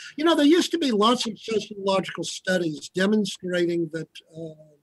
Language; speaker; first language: English; native; English